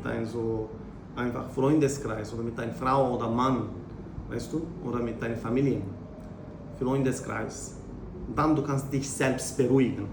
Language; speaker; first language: German; non-native, learner; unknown